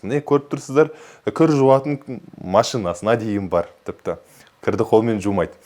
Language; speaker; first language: Kazakh; native; Kazakh